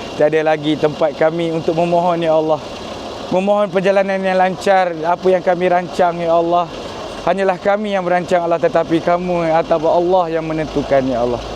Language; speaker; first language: Malay; native; Malay